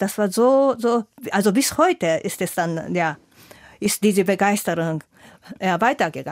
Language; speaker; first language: German; non-native, fluent; Japanese